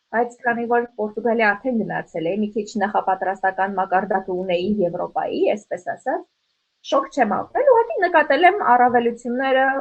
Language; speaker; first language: Armenian; native; Armenian